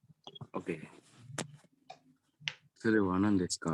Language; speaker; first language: Japanese; non-native, learner; Indonesian